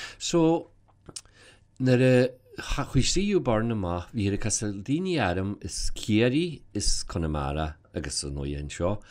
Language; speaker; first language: Irish; native; Irish